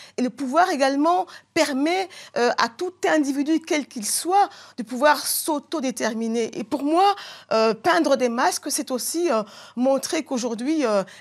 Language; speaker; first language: French; non-native, local second language; Bambara